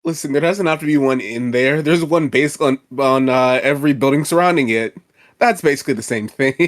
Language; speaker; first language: English; native; English